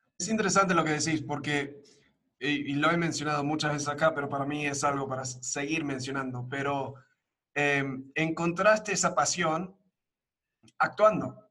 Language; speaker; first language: Spanish; early bilingual, other home language; English